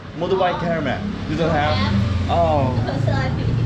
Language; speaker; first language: English; non-native, learner; Korean